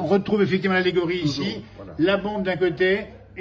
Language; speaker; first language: French; native; French